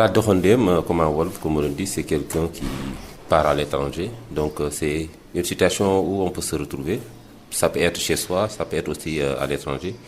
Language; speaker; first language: French; non-native, local second language; Wolof